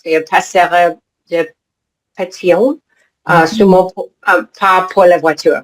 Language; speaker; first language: French; non-native, learner; English